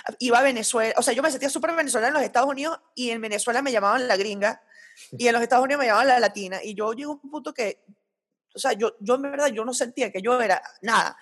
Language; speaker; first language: Spanish; early bilingual, heritage; Spanish